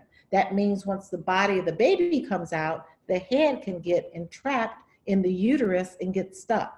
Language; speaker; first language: English; native; English